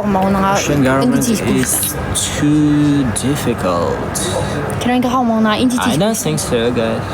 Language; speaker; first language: English; non-native, fluent; Uzbek